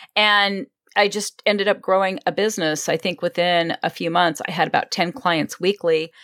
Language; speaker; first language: English; native; English